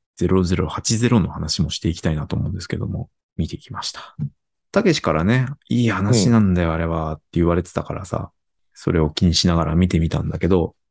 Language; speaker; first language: Japanese; native; Japanese